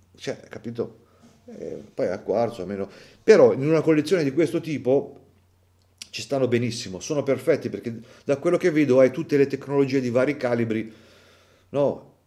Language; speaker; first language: Italian; native; Italian